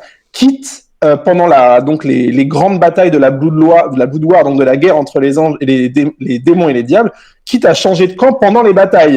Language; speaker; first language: French; native; French